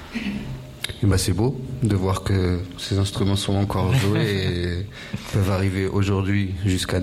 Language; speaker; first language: French; native; French